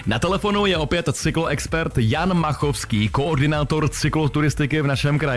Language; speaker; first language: Czech; native; Czech